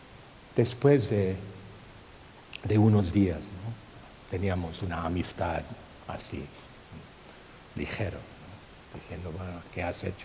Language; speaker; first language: Spanish; non-native, fluent; Thai